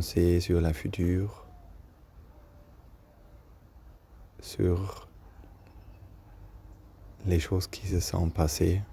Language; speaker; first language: French; non-native, learner; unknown